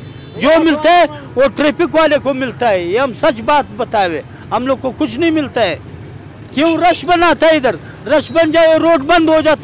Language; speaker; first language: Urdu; non-native, local second language; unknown